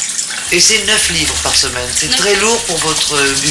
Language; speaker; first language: French; native; French